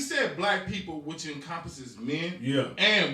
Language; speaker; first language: English; native; English